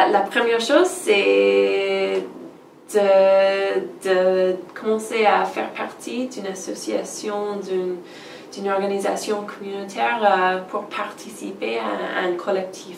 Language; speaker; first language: French; non-native, fluent; English